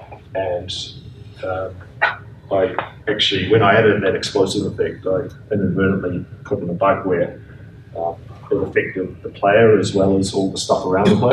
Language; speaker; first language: English; native; English